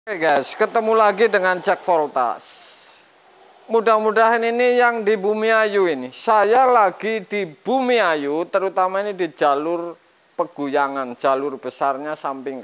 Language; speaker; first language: Indonesian; native; Indonesian